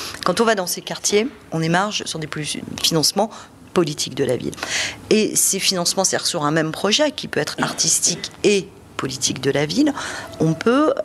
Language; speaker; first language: French; native; French